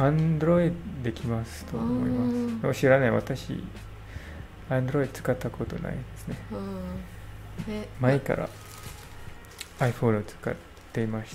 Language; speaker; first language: Japanese; non-native, learner; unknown